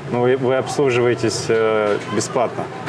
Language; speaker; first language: Russian; native; Russian